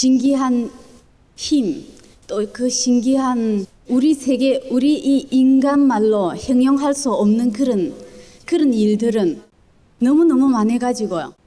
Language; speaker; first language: Korean; early bilingual, other home language; Chinese